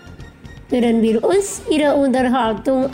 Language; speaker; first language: German; non-native, fluent; Indonesian